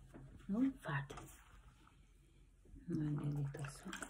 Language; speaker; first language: Swedish; non-native, learner; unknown